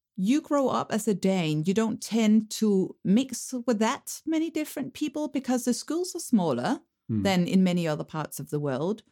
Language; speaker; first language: English; non-native, fluent; Danish